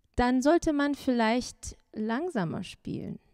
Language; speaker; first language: German; non-native, fluent; Azerbaijani